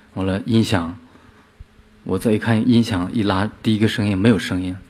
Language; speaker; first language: Chinese; native; Chinese